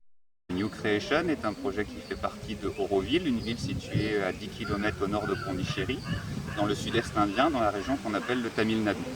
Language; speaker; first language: French; native; French